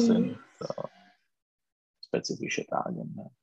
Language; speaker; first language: German; non-native, learner; Czech